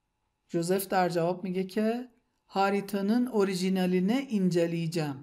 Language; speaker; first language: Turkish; non-native, fluent; Persian